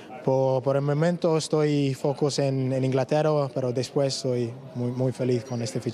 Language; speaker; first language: Spanish; non-native, learner; English